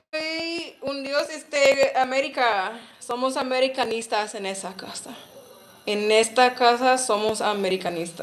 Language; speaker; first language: Spanish; non-native, learner; English